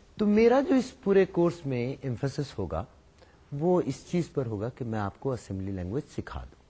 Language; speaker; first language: Urdu; native; Urdu